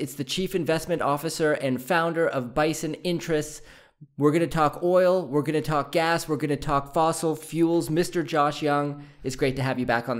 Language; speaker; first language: English; native; English